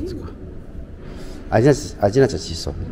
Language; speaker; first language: Russian; non-native, learner; Korean